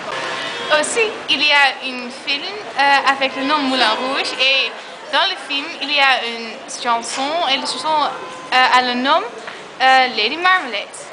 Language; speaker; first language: French; non-native, learner; Dutch